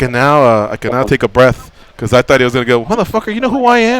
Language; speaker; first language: English; native; English